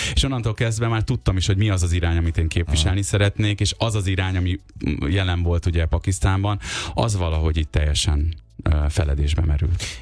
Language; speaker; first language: Hungarian; early bilingual, other home language; Urdu